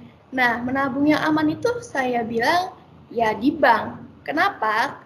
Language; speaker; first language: Indonesian; native; Indonesian